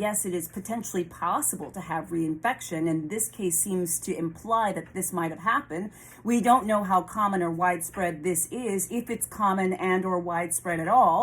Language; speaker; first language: English; native; English